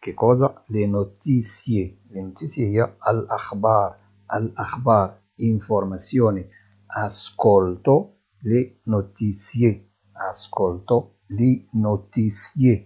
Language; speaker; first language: Italian; non-native, fluent; Arabic